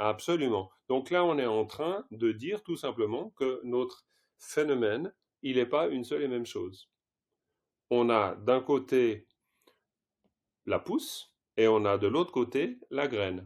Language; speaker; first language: French; native; French